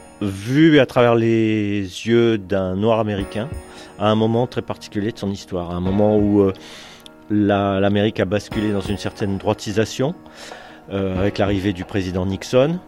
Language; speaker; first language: French; native; French